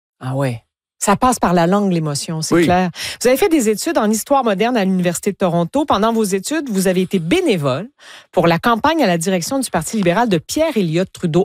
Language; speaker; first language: French; native; French